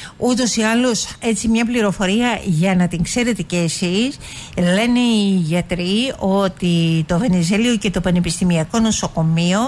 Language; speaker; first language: Greek; native; Greek